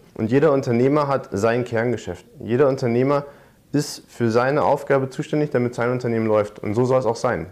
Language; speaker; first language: German; native; German